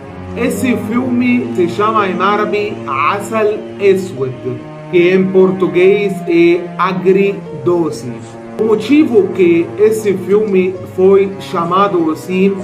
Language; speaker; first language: Portuguese; non-native, fluent; Arabic